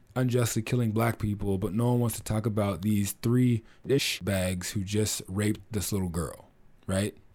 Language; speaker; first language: English; native; English